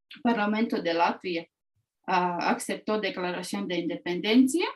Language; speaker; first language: Spanish; non-native, fluent; Latvian